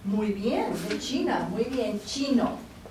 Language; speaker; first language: Spanish; non-native, fluent; Portuguese